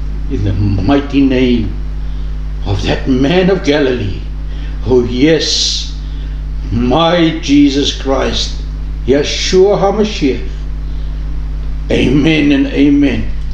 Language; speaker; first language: English; non-native, local second language; Afrikaans